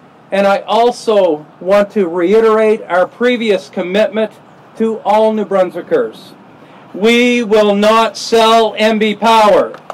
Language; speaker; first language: English; native; English